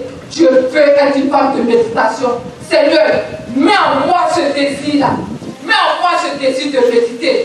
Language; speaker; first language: French; non-native, local second language; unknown